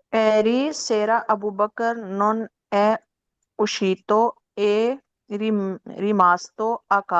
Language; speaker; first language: Italian; non-native, learner; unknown